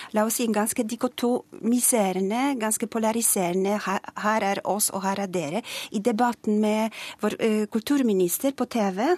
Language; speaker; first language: Norwegian; non-native, fluent; Polish